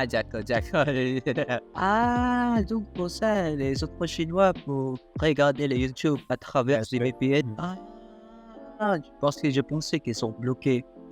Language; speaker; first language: French; non-native, learner; Filipino